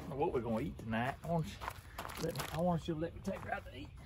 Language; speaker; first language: English; native; English